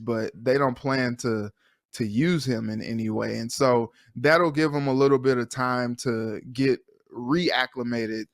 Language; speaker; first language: English; native; English